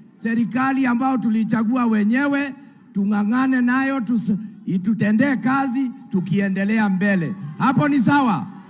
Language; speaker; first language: Swahili; non-native, local second language; Kikuyu